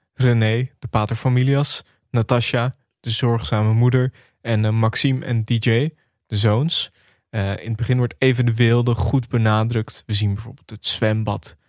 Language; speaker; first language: Dutch; native; Dutch